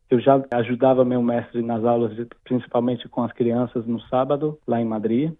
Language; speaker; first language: Portuguese; non-native, fluent; Italian